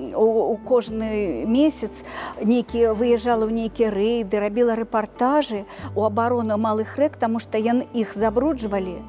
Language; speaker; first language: Belarusian; native; Belarusian